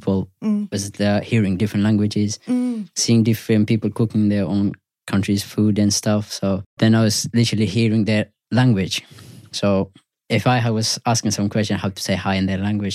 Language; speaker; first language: English; non-native, fluent; Pashto